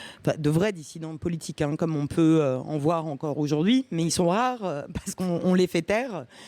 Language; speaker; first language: French; early bilingual, other home language; Romanian